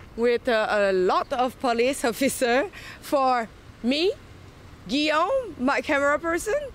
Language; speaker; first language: English; non-native, fluent; French